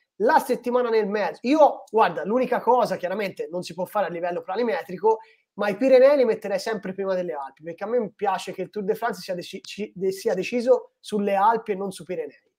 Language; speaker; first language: Italian; native; Italian